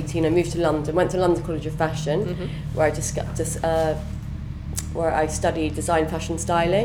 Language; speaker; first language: English; native; English